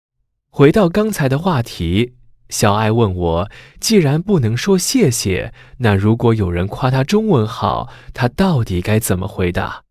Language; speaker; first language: Chinese; native; Chinese